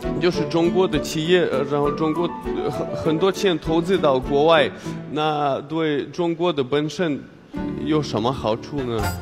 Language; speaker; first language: Chinese; non-native, fluent; Russian